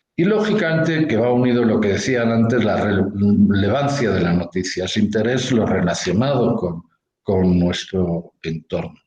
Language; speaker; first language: Spanish; non-native, local second language; Catalan